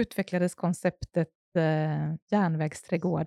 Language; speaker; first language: Swedish; native; Swedish